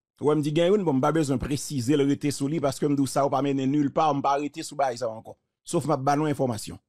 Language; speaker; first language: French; non-native, local second language; Haitian Creole